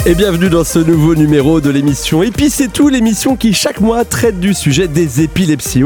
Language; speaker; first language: French; native; French